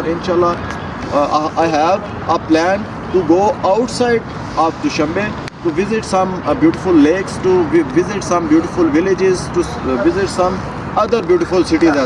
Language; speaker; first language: English; non-native, learner; Urdu